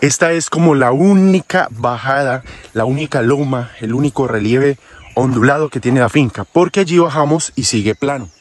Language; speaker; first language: Spanish; native; Spanish